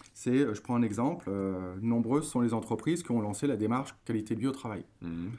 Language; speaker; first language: French; native; French